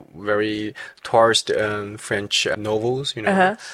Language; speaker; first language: English; non-native, fluent; Chinese